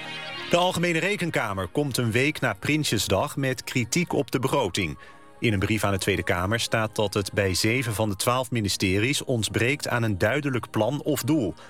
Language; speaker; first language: Dutch; native; Dutch